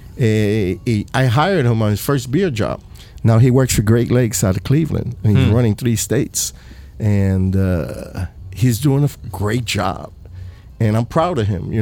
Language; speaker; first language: English; early bilingual, other home language; Spanish